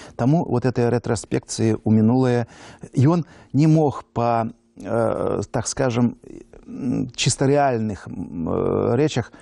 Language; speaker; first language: Russian; non-native, local second language; Belarusian